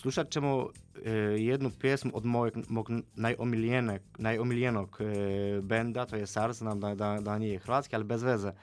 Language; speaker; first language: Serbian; non-native, fluent; Polish